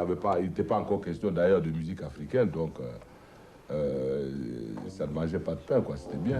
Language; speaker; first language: French; non-native, local second language; Duala